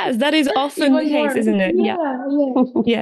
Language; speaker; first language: English; native; English